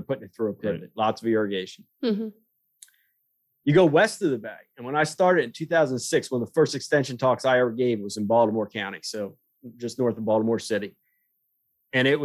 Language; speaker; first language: English; native; English